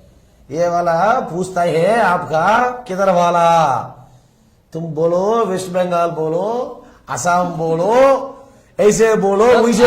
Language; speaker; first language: Hindi; non-native, local second language; Kannada